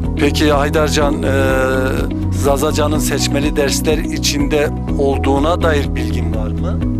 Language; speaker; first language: Turkish; non-native, local second language; Zaza